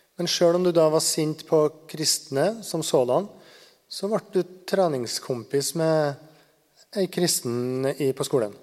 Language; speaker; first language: Norwegian; native; Norwegian